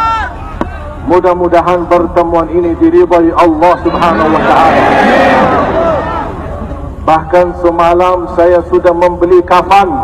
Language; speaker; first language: Indonesian; non-native, fluent; Arabic